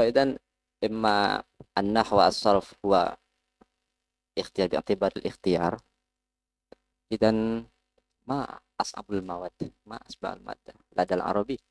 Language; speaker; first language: Arabic; non-native, learner; Indonesian